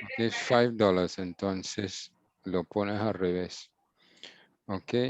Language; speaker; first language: Spanish; non-native, fluent; English